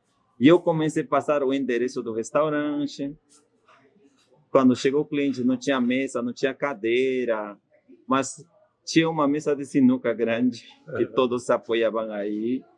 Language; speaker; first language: Portuguese; non-native, fluent; Spanish